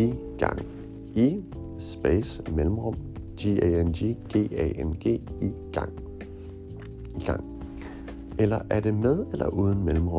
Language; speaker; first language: Danish; non-native, fluent; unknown